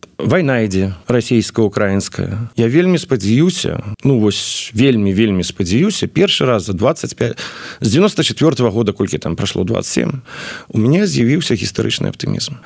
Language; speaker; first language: Belarusian; non-native, local second language; Russian